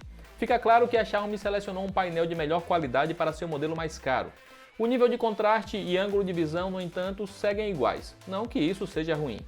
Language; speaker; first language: Portuguese; native; Portuguese